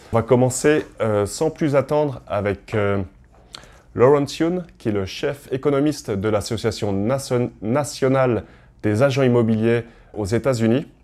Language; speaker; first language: French; native; French